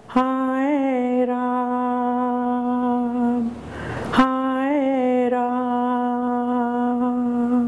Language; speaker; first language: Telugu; non-native, local second language; Hindi